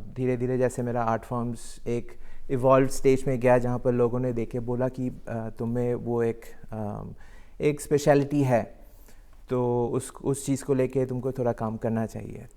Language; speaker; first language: Hindi; non-native, local second language; Bangla